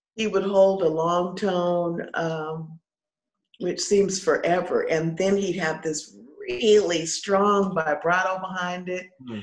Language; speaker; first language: English; native; English